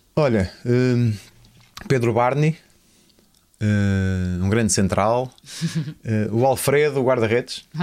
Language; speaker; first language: Portuguese; native; Portuguese